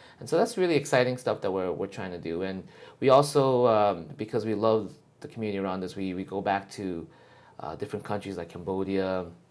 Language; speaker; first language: English; early bilingual, other home language; Vietnamese